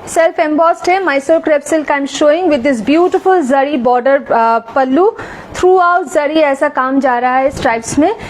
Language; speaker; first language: Hindi; non-native, local second language; Bangla